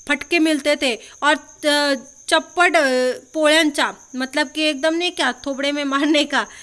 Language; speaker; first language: Hindi; non-native, local second language; Marathi